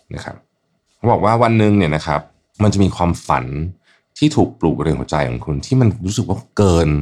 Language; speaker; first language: Thai; native; Thai